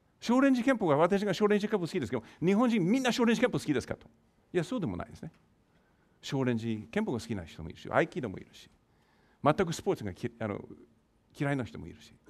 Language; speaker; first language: Japanese; non-native, fluent; English